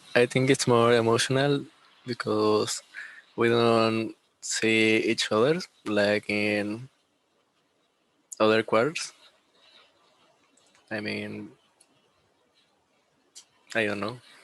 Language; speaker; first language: English; non-native, learner; Spanish